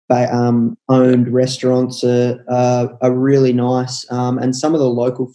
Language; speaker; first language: English; native; English